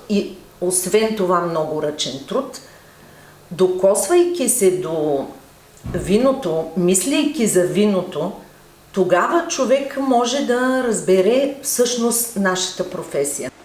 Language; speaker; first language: Bulgarian; native; Bulgarian